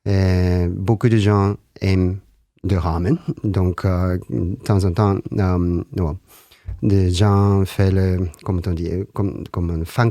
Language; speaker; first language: French; non-native, learner; Japanese